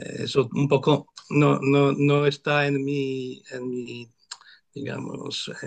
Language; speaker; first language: Spanish; non-native, fluent; Polish